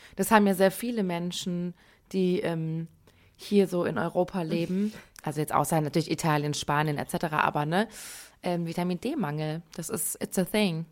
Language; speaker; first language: German; early bilingual, other home language; Persian